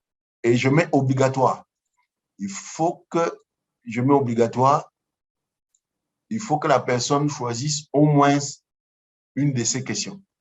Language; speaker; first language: French; non-native, local second language; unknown